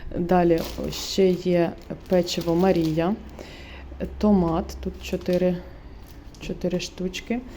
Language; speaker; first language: Ukrainian; native; Ukrainian